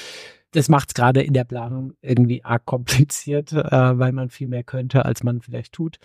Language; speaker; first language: German; native; German